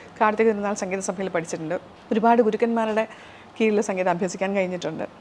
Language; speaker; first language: Malayalam; non-native, local second language; Urdu